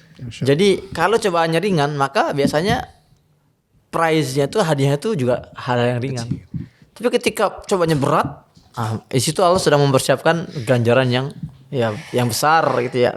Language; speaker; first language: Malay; non-native, fluent; Arabic